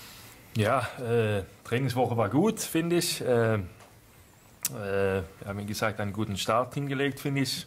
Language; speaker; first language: German; non-native, fluent; Swedish